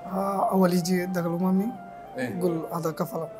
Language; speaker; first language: Arabic; non-native, learner; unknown